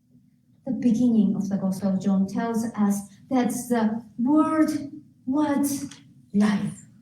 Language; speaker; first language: English; non-native, fluent; Japanese